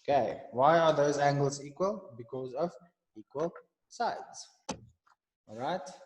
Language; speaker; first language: English; non-native, local second language; Afrikaans